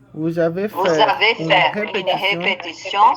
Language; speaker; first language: French; non-native, learner; Portuguese